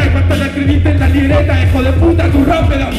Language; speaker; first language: Spanish; native; Spanish